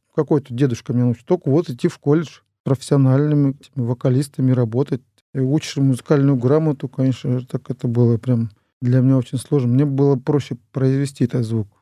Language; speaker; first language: Russian; non-native, local second language; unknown